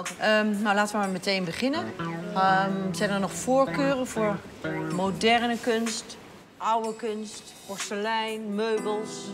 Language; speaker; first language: Dutch; native; Dutch